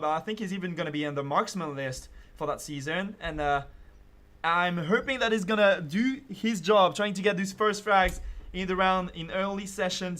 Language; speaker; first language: English; non-native, fluent; French